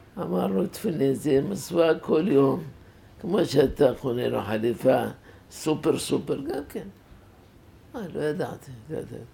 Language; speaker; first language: Hebrew; non-native, fluent; Arabic